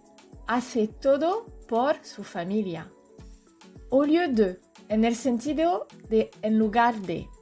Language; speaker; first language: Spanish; non-native, fluent; French